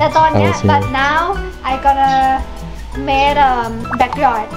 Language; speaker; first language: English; non-native, learner; Thai